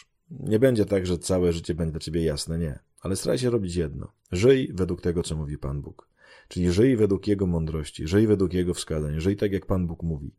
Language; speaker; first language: Polish; native; Polish